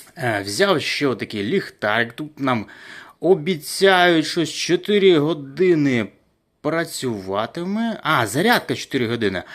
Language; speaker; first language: Ukrainian; non-native, local second language; Russian